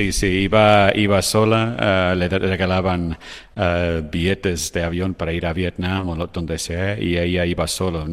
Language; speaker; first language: Spanish; non-native, fluent; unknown